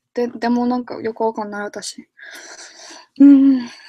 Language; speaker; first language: Japanese; non-native, fluent; English